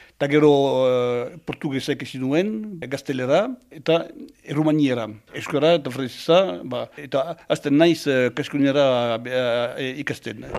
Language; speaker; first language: Basque; non-native, local second language; French